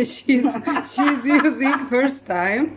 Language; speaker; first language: English; non-native, learner; Turkish